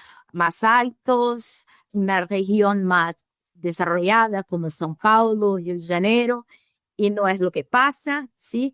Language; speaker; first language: Spanish; non-native, fluent; Portuguese